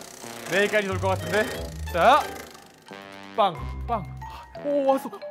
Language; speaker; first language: Korean; native; Korean